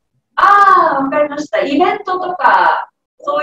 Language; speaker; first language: Japanese; native; Japanese